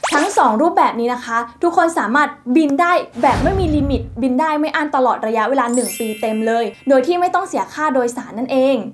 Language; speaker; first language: Thai; native; Thai